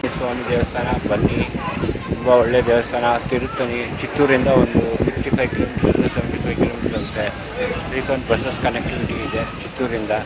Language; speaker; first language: Kannada; non-native, local second language; Tamil